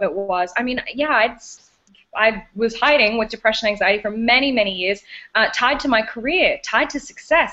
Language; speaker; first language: English; native; English